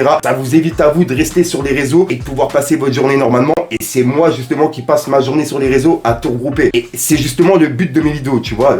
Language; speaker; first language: French; native; French